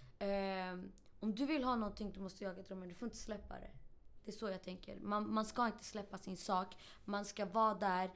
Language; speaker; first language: Swedish; early bilingual, other home language; Arabic